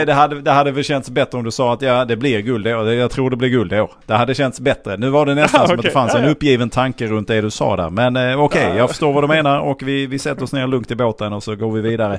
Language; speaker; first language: Swedish; native; Swedish